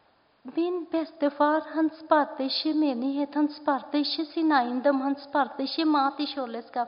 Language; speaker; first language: Norwegian; non-native, fluent; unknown